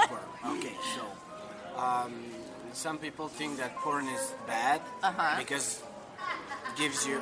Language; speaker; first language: English; non-native, learner; Serbian